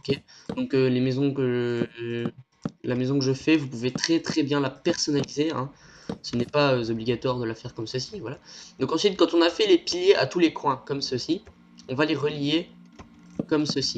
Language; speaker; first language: French; native; French